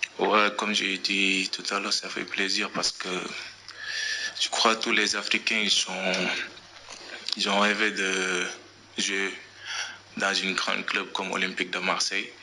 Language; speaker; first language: French; non-native, local second language; Wolof